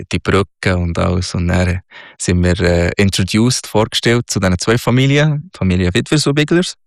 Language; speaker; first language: German; non-native, learner; Arabic